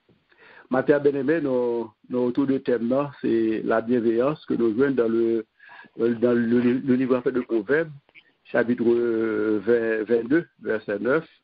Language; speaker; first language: French; non-native, local second language; Haitian Creole